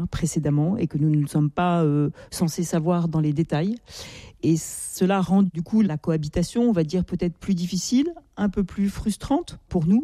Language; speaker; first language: French; native; French